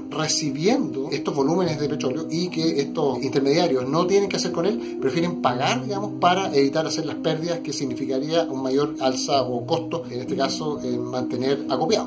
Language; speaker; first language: Spanish; native; Spanish